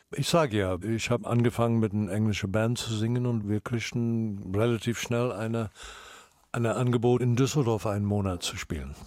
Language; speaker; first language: German; non-native, fluent; English